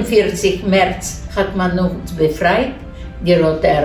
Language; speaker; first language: German; non-native, learner; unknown